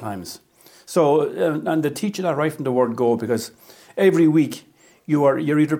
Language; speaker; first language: English; native; English